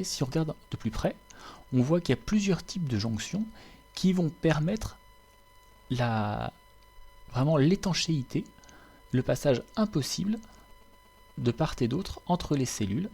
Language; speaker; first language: French; native; French